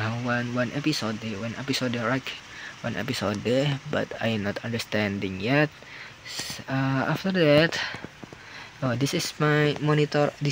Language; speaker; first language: English; non-native, learner; Indonesian